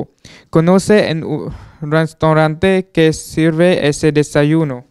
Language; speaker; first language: Spanish; non-native, learner; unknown